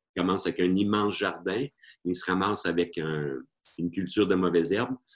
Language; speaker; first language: French; native; French